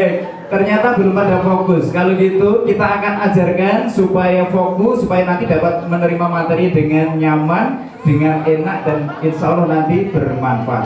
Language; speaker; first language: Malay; non-native, local second language; Javanese